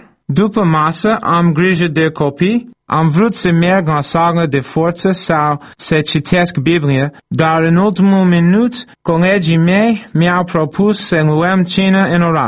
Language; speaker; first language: Romanian; non-native, fluent; English